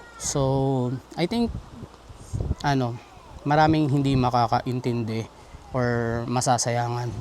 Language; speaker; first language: Filipino; native; Filipino